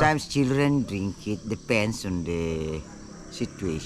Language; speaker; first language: English; non-native, fluent; Indonesian